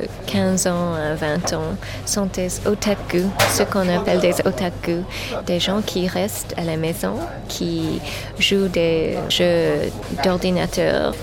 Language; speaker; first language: French; non-native, fluent; English